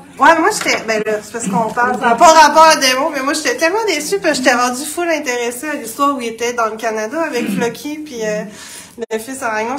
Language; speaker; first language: French; native; French